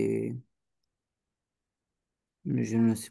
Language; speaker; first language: French; non-native, learner; Romanian